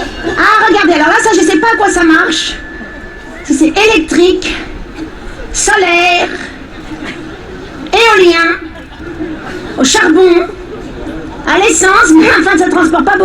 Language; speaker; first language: French; native; French